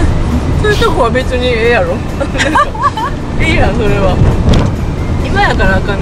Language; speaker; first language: Japanese; native; Japanese